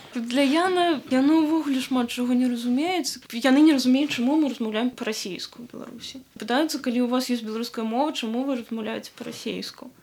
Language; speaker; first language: Belarusian; non-native, local second language; Russian